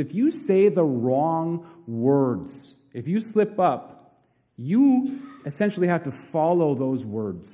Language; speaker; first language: English; native; English